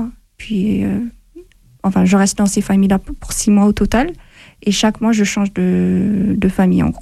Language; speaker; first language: French; non-native, fluent; Amharic